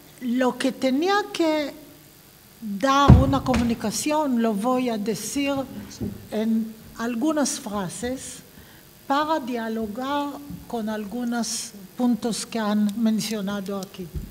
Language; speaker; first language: Spanish; non-native, fluent; Hebrew